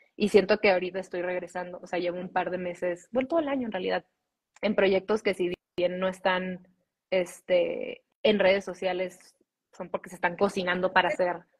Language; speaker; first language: Spanish; early bilingual, heritage; Spanish